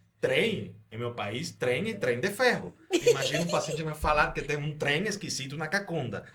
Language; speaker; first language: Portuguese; non-native, fluent; Spanish